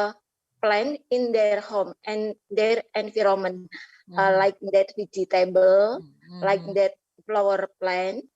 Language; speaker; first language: English; non-native, learner; Indonesian